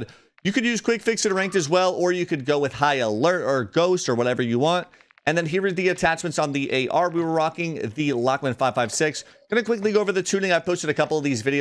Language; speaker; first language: English; native; English